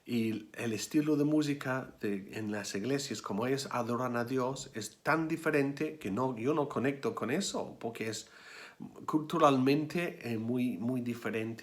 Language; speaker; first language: Spanish; non-native, fluent; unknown